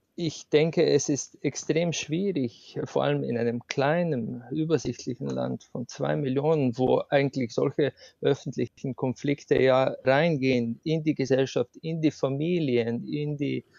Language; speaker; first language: German; non-native, fluent; Slovenian